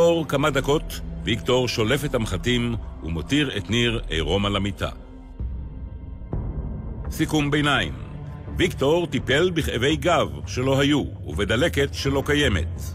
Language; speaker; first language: Hebrew; native; Hebrew